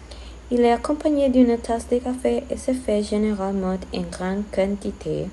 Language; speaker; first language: French; non-native, learner; Spanish